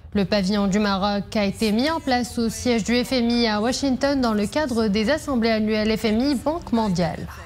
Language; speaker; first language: French; non-native, local second language; Arabic